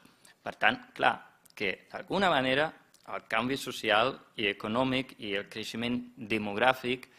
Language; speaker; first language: Catalan; non-native, fluent; German